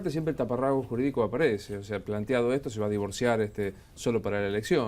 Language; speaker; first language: Spanish; native; Spanish